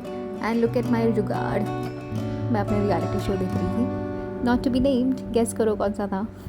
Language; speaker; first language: Hindi; native; Hindi